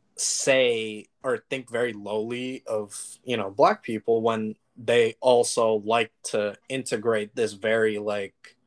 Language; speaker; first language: English; early bilingual, other home language; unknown